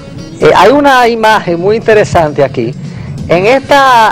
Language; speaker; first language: Spanish; native; Spanish